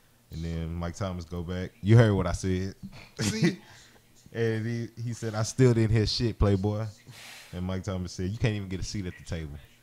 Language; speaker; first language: English; native; English